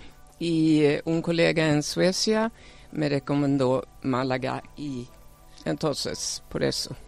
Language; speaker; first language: Spanish; non-native, fluent; Swedish